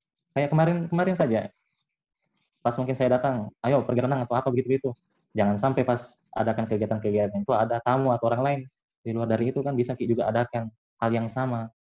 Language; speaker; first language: Indonesian; native; Indonesian